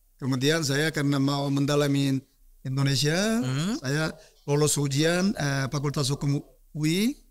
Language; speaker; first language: Indonesian; non-native, fluent; Korean